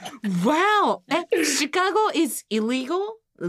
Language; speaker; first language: English; non-native, learner; Japanese